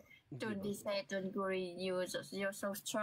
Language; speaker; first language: English; non-native, learner; Vietnamese